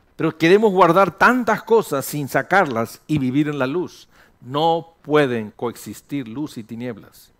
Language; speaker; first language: Spanish; early bilingual, heritage; Spanish